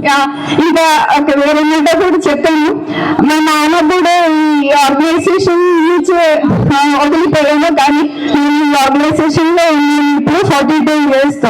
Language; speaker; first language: Telugu; non-native, local second language; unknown